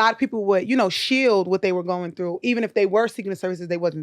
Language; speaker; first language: English; native; English